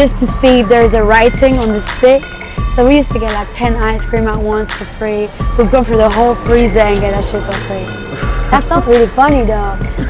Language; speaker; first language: English; native; English